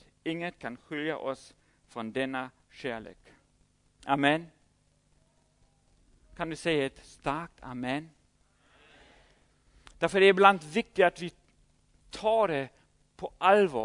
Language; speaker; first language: Swedish; non-native, fluent; German